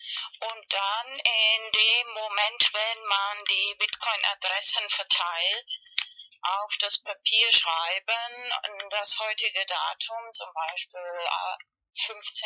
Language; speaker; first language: German; non-native, learner; Spanish